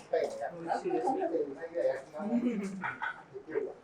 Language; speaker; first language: Japanese; native; Japanese